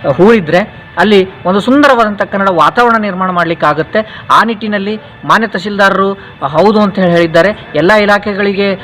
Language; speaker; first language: Kannada; native; Kannada